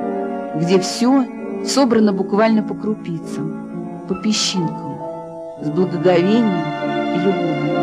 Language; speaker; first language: Russian; native; Russian